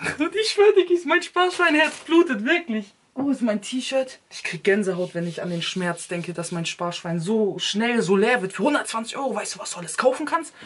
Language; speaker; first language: German; early bilingual, other home language; Turkish